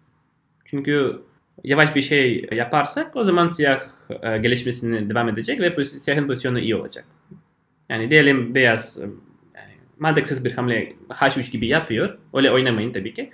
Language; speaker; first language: Turkish; non-native, fluent; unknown